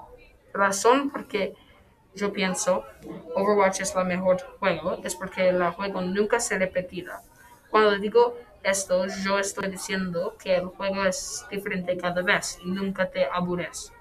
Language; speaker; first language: Spanish; non-native, learner; English